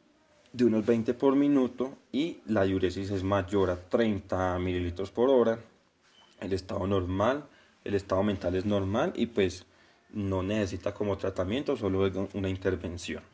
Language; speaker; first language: Spanish; native; Spanish